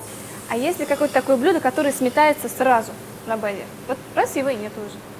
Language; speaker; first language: Russian; native; Russian